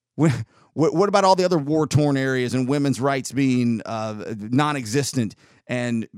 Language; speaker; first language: English; native; English